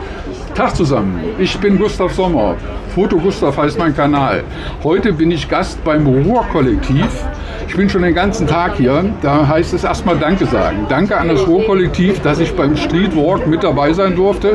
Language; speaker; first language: German; native; German